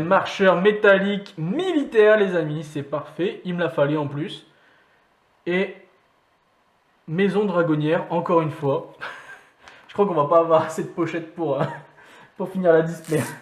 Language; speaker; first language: French; native; French